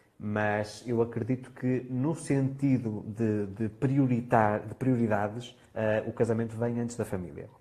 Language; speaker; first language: Portuguese; native; Portuguese